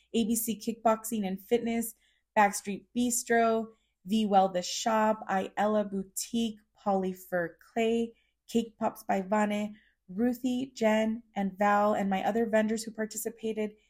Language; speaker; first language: English; early bilingual, other home language; Spanish